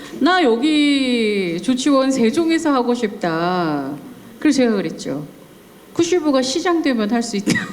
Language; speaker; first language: Korean; native; Korean